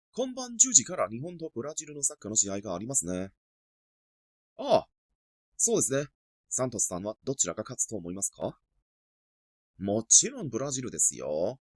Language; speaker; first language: Japanese; non-native, fluent; Cantonese